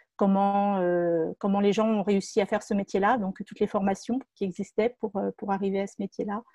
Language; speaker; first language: French; native; French